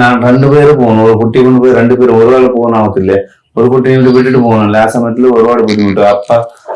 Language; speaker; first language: Malayalam; non-native, local second language; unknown